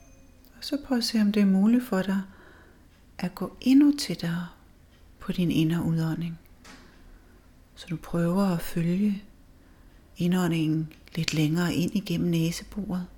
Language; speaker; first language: Danish; native; Danish